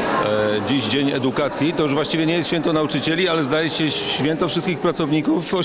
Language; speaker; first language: Polish; native; Polish